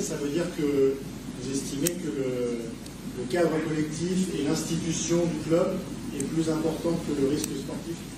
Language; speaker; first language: French; native; French